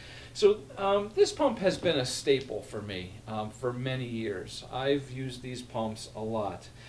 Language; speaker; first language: English; native; English